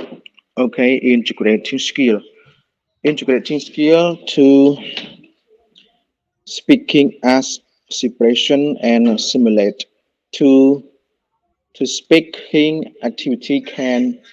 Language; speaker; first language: English; non-native, learner; Khmer